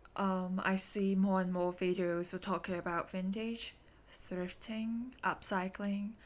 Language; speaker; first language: English; non-native, local second language; Cantonese